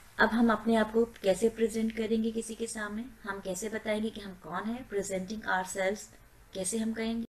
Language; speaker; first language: Urdu; native; Urdu